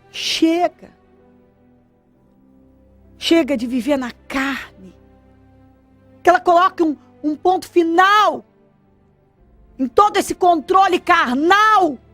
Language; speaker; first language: Portuguese; native; Portuguese